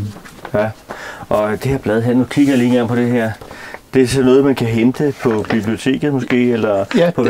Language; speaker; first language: Danish; native; Danish